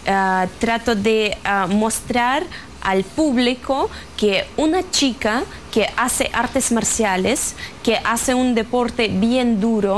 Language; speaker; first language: Spanish; non-native, fluent; Russian